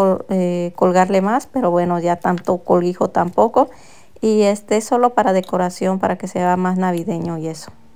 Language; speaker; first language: Spanish; native; Spanish